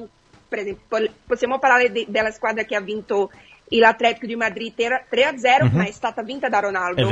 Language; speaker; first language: Italian; non-native, fluent; Portuguese